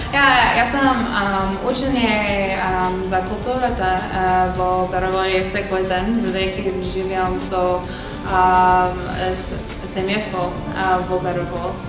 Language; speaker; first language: Macedonian; non-native, learner; English